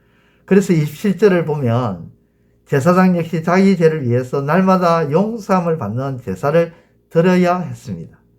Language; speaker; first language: Korean; native; Korean